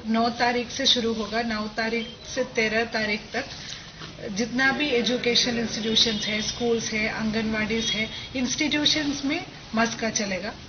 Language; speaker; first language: Hindi; non-native, local second language; Malayalam